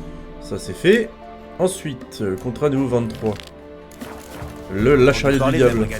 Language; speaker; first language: French; native; French